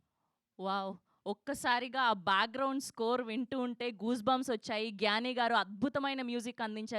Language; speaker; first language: Telugu; native; Telugu